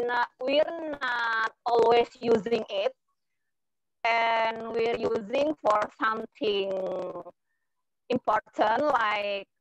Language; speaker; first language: English; non-native, learner; Indonesian